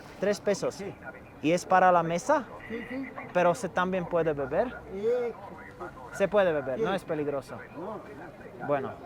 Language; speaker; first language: Spanish; non-native, learner; Slovak